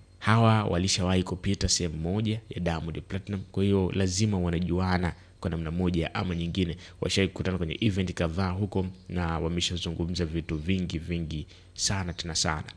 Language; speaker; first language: Swahili; native; Swahili